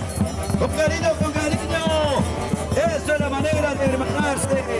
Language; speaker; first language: Spanish; native; Spanish